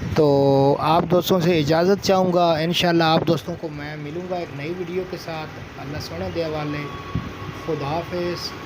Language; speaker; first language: Urdu; non-native, local second language; Punjabi